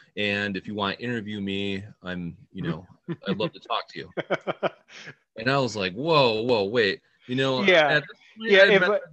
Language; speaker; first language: English; native; English